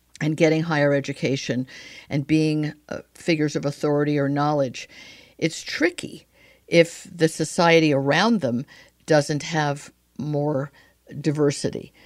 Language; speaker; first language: English; native; English